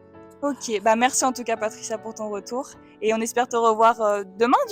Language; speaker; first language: French; native; French